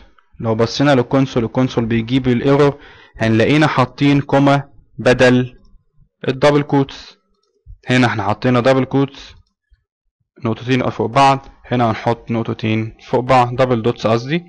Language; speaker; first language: Arabic; native; Arabic